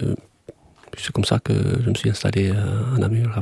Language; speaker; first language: French; non-native, fluent; Albanian